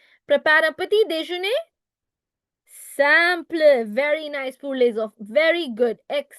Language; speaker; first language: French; non-native, fluent; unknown